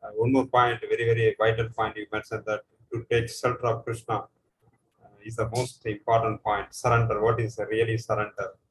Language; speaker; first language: English; non-native, local second language; Tamil